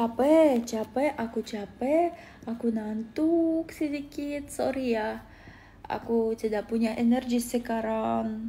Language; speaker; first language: Indonesian; non-native, learner; Russian